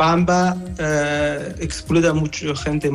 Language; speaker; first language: Spanish; non-native, learner; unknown